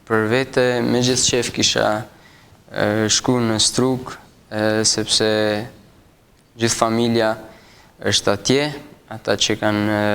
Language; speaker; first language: Albanian; early bilingual, heritage; Albanian